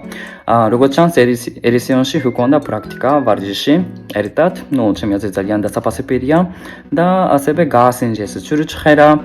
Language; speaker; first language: Georgian; non-native, fluent; Japanese